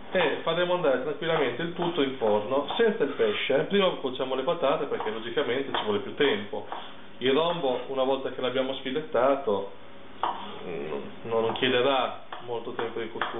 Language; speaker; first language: Italian; native; Italian